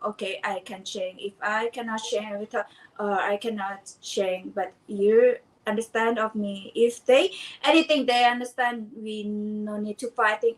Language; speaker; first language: English; non-native, learner; Thai